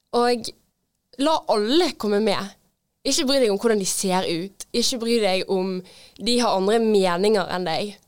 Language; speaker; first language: Norwegian; native; Norwegian